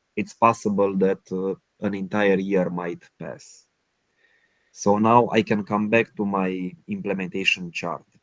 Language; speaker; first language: English; non-native, fluent; Romanian